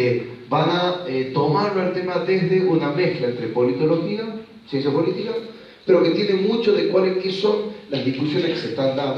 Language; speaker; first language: Spanish; native; Spanish